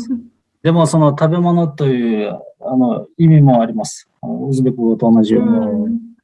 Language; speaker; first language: Japanese; non-native, fluent; Kyrgyz